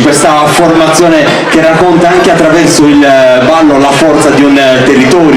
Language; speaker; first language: Italian; native; Italian